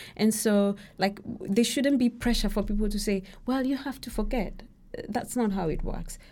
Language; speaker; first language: English; non-native, local second language; Kikuyu